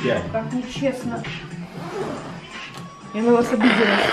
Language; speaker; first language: Russian; native; Russian